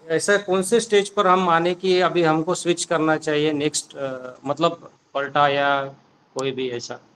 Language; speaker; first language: Hindi; non-native, local second language; Marathi